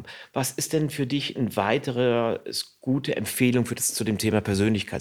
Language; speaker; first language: German; native; German